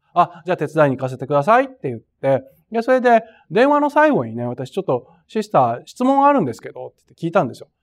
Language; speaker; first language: Japanese; native; Japanese